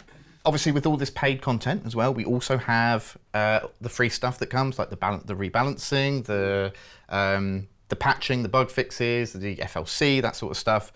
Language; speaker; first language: English; native; English